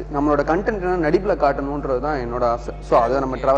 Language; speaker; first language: Tamil; native; Tamil